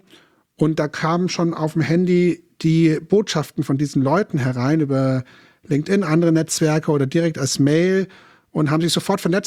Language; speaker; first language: German; native; German